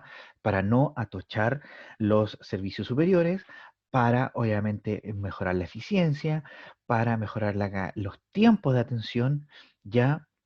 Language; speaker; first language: Spanish; native; Spanish